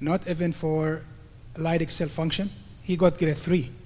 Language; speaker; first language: English; non-native, fluent; Arabic